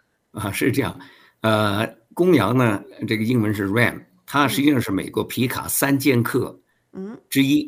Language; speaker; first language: Chinese; native; Chinese